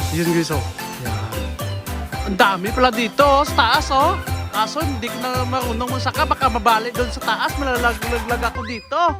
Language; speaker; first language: Filipino; non-native, local second language; Hiligaynon